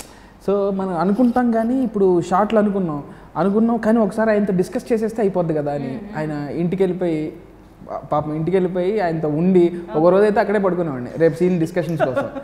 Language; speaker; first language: Telugu; native; Telugu